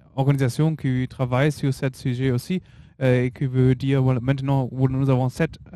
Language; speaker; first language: French; non-native, learner; German